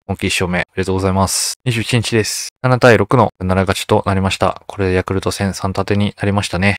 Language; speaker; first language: Japanese; native; Japanese